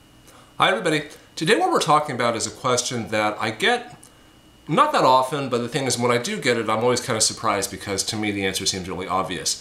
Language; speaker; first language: English; native; English